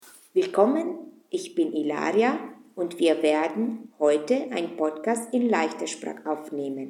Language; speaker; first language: German; non-native, fluent; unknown